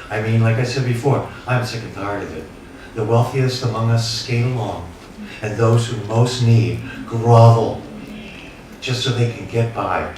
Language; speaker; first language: English; native; English